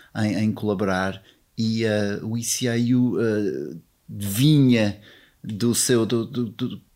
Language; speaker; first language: Portuguese; non-native, fluent; English